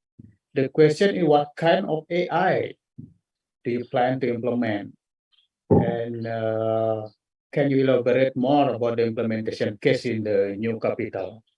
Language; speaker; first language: English; non-native, fluent; Indonesian